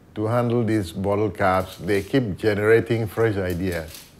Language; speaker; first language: English; non-native, local second language; Ewe